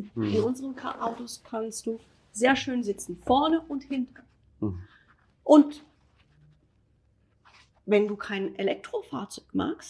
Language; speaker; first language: German; non-native, fluent; Italian